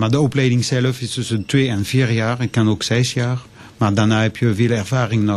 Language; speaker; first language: Dutch; non-native, fluent; French